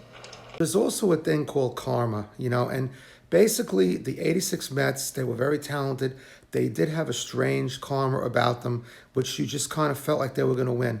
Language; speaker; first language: English; native; English